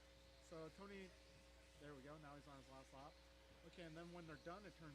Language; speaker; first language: English; native; English